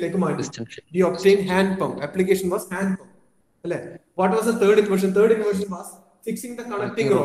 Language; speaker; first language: English; non-native, local second language; Malayalam